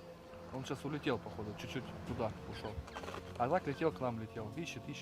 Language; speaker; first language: Russian; native; Russian